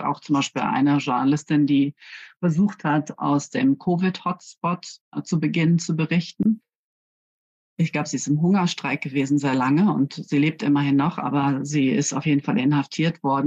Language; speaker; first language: German; native; German